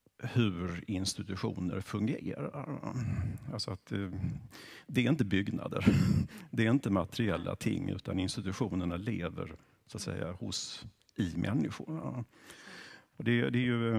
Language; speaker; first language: Swedish; native; Swedish